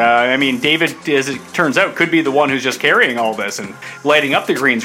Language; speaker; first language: English; native; English